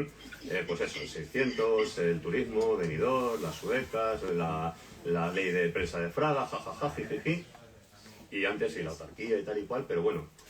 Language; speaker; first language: Spanish; native; Spanish